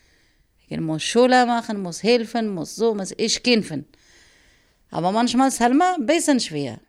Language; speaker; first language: German; non-native, learner; Arabic